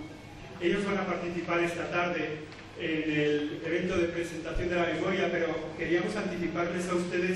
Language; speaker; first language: Spanish; native; Spanish